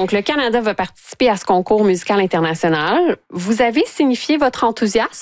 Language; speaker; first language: French; native; French